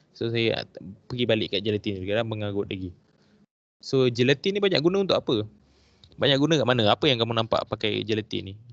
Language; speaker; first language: Malay; native; Malay